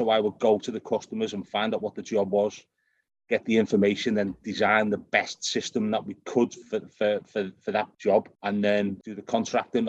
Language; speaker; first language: English; native; English